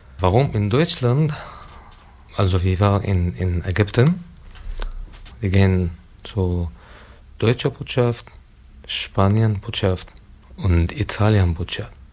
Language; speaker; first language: German; non-native, learner; Arabic